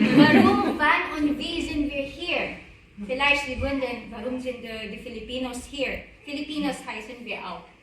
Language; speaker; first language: German; non-native, learner; Filipino